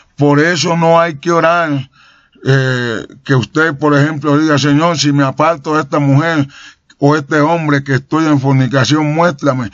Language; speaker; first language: Spanish; native; Spanish